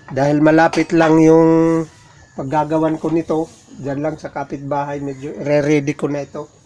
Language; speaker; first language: Filipino; non-native, local second language; Cebuano